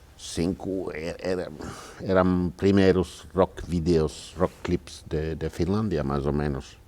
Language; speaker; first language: Portuguese; non-native, learner; Finnish